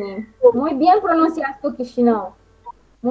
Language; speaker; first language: Spanish; non-native, fluent; Romanian